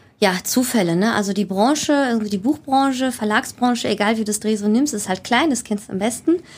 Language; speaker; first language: German; early bilingual, other home language; Greek